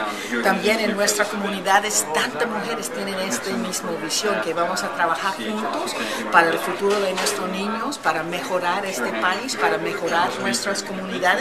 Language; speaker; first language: Spanish; early bilingual, heritage; Spanish